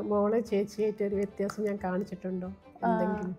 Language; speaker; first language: Malayalam; native; Malayalam